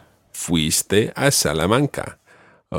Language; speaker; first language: Spanish; non-native, fluent; English